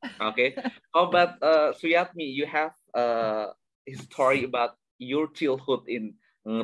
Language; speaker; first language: English; non-native, learner; Indonesian